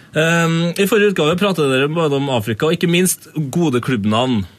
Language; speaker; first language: Norwegian; non-native, fluent; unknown